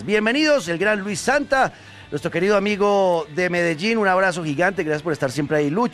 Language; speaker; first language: Spanish; native; Spanish